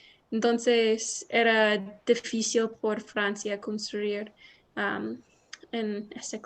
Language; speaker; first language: Spanish; non-native, learner; English